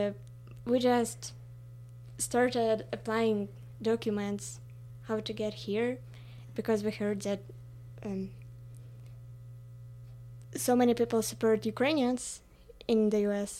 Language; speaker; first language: English; non-native, fluent; Ukrainian